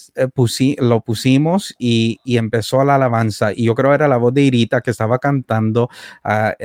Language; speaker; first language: Spanish; early bilingual, heritage; Spanish